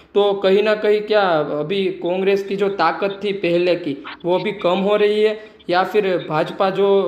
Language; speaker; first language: Hindi; non-native, local second language; Gujarati